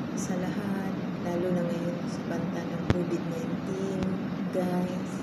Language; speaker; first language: Filipino; non-native, local second language; Cebuano